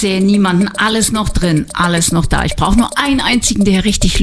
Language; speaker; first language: German; native; German